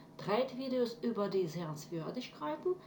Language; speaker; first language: German; non-native, fluent; Ukrainian